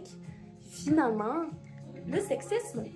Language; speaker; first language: French; native; French